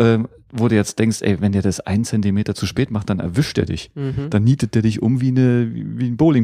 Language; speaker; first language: German; native; German